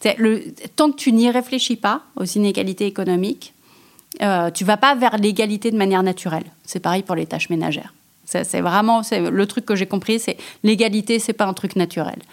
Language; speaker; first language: French; native; French